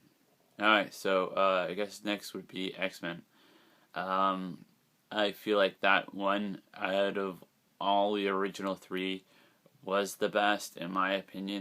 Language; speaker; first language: English; native; English